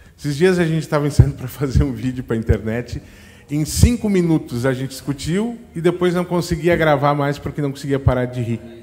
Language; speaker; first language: Portuguese; native; Portuguese